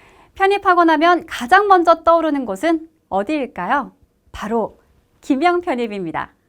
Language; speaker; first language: Korean; native; Korean